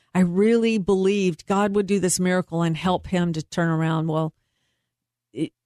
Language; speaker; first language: English; native; English